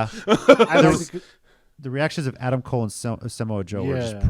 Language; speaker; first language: English; native; English